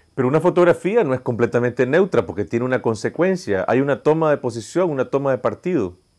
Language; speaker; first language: Spanish; native; Spanish